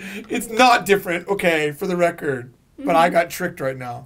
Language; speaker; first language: English; native; English